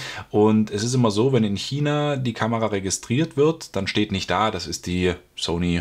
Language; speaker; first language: German; native; German